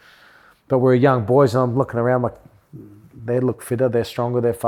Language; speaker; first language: English; native; English